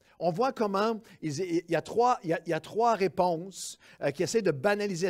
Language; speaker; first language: French; native; French